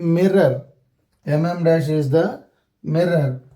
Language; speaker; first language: English; non-native, local second language; Telugu